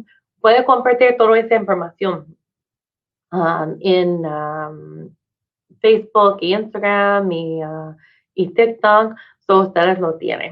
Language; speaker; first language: Spanish; non-native, fluent; English